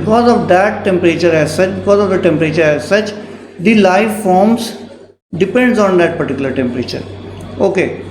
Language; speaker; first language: English; non-native, local second language; Hindi